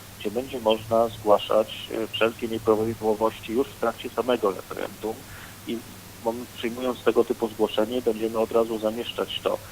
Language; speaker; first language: Polish; native; Polish